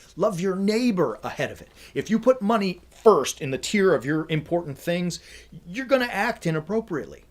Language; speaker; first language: English; native; English